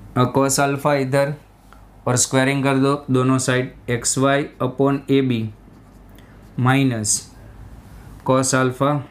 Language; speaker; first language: Hindi; non-native, local second language; Gujarati